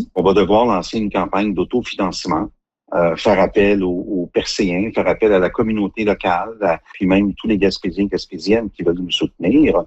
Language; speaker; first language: French; native; French